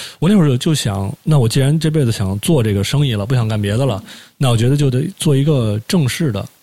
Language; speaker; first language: Chinese; native; Chinese